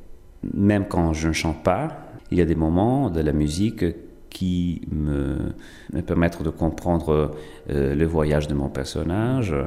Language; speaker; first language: French; non-native, fluent; Italian